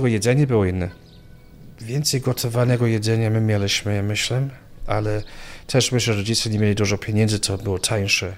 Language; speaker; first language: Polish; early bilingual, heritage; Polish